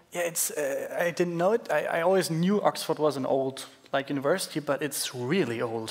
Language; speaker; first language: English; non-native, fluent; German